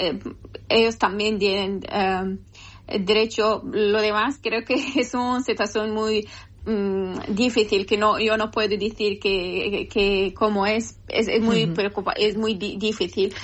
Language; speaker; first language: Spanish; non-native, learner; Persian